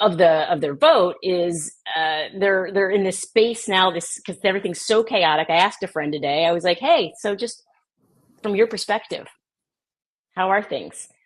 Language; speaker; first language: English; native; English